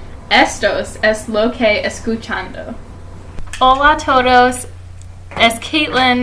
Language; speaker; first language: Spanish; non-native, learner; English